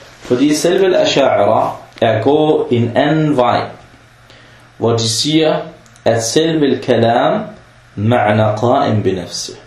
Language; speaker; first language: Danish; early bilingual, other home language; Arabic